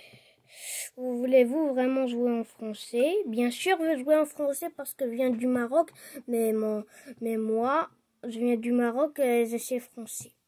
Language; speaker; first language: French; non-native, local second language; Arabic